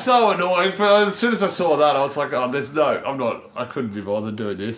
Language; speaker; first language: English; native; English